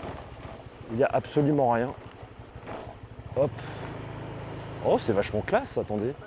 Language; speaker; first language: French; native; French